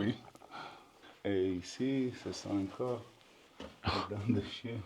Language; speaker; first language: French; non-native, learner; Italian